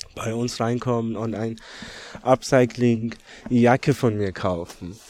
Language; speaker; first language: German; non-native, fluent; Persian